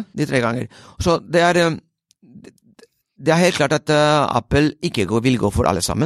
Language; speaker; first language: Swedish; non-native, fluent; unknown